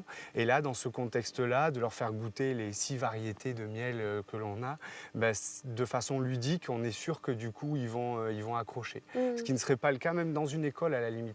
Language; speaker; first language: French; native; French